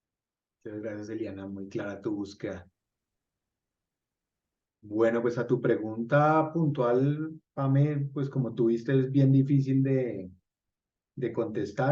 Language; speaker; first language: Spanish; native; Spanish